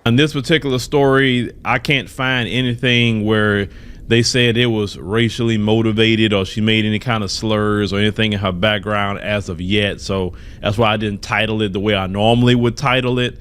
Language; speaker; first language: English; native; English